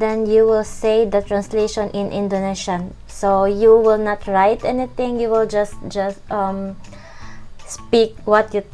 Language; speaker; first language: English; non-native, fluent; Indonesian